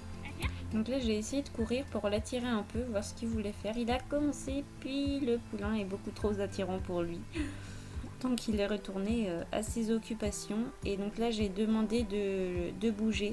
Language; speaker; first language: French; native; French